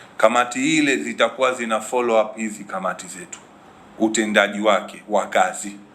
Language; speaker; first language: Swahili; native; Swahili